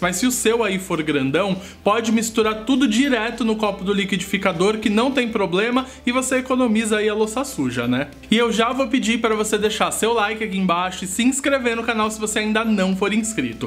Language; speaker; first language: Portuguese; native; Portuguese